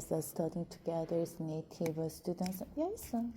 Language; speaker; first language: English; non-native, learner; Korean